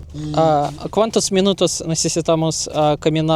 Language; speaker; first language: Spanish; non-native, learner; Russian